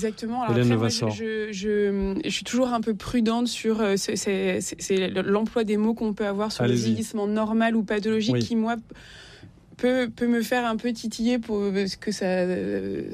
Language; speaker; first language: French; native; French